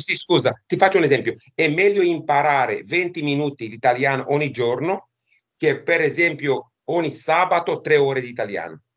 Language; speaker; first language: Italian; non-native, fluent; Romanian